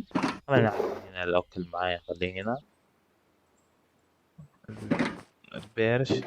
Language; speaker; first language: Arabic; native; Arabic